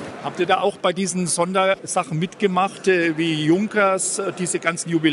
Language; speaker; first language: German; native; German